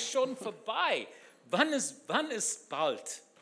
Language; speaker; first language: German; non-native, learner; English